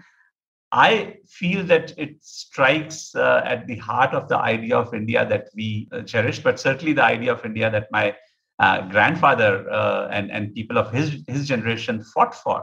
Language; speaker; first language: English; non-native, local second language; Punjabi